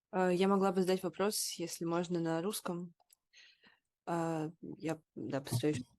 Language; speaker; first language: Russian; native; Russian